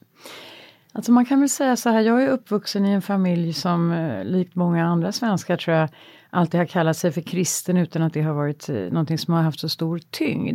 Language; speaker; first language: Swedish; native; Swedish